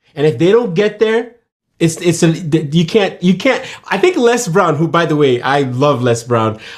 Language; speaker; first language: English; non-native, local second language; Yoruba